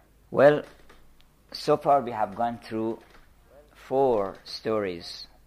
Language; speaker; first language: English; non-native, fluent; Persian